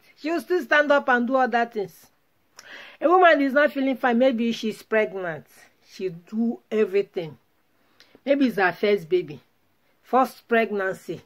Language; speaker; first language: English; non-native, local second language; Igbo